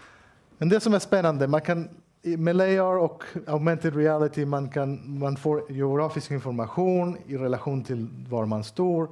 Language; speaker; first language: Swedish; non-native, fluent; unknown